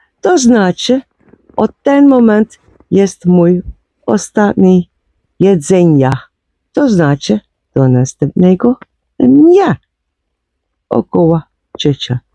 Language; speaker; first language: Polish; non-native, learner; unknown